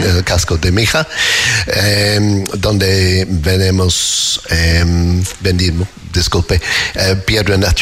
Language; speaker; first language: Spanish; non-native, learner; English